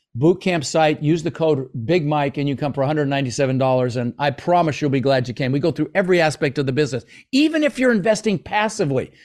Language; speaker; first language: English; early bilingual, other home language; Dutch